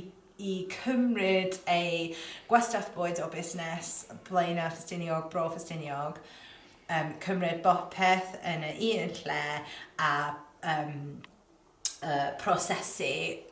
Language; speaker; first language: Welsh; non-native, local second language; English